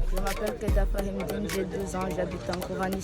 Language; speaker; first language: French; non-native, local second language; Comorian